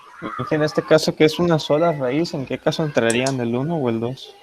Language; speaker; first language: Spanish; native; Spanish